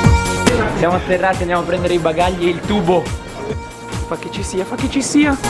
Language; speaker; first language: Italian; native; Italian